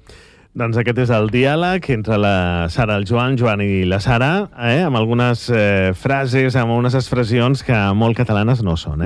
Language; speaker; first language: Catalan; native; Catalan